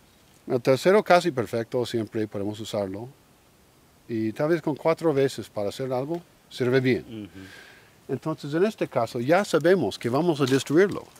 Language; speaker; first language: Spanish; non-native, learner; English